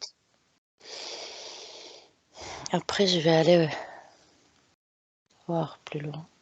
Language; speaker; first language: French; non-native, fluent; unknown